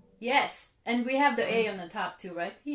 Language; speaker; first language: English; non-native, fluent; Finnish